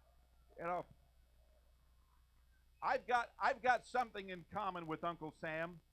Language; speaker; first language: English; native; English